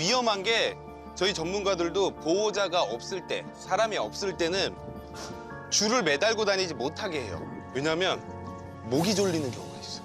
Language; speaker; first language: Korean; native; Korean